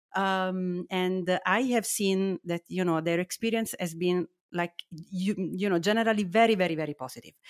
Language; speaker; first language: English; non-native, fluent; Italian